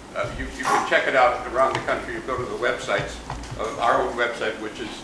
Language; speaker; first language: English; native; English